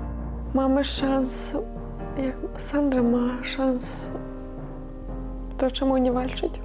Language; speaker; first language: Polish; non-native, learner; Ukrainian